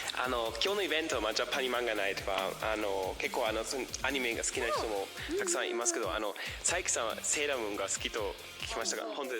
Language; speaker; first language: Japanese; non-native, fluent; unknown